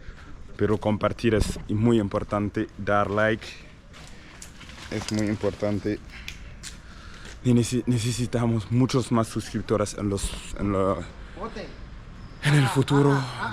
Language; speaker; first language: Spanish; non-native, learner; French